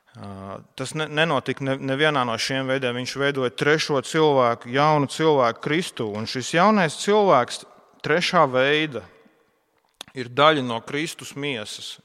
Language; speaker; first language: Latvian; non-native, local second language; Russian